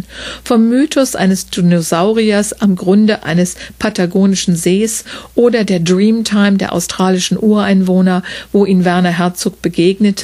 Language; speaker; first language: German; native; German